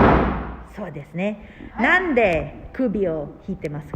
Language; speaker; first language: Japanese; non-native, learner; Filipino